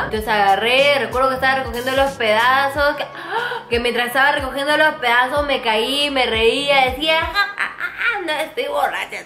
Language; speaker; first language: Spanish; native; Spanish